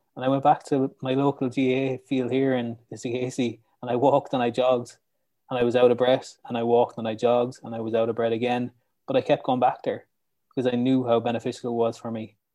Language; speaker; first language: English; native; English